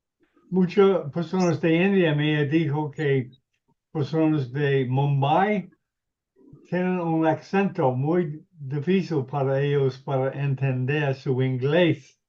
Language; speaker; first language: Spanish; non-native, learner; English